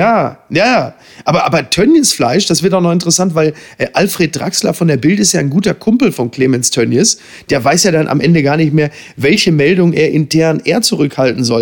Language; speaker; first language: German; native; German